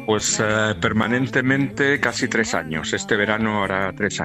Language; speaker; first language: Spanish; native; Spanish